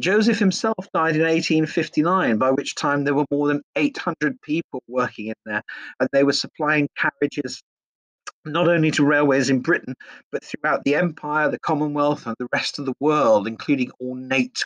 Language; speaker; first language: English; native; English